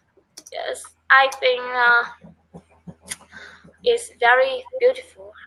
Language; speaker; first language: English; non-native, learner; Vietnamese